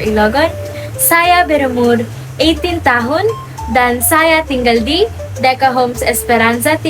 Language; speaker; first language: Indonesian; non-native, learner; Filipino